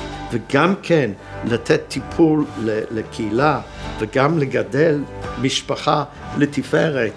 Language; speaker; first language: Hebrew; non-native, fluent; English